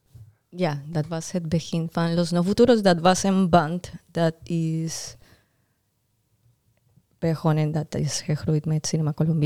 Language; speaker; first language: Dutch; non-native, learner; Spanish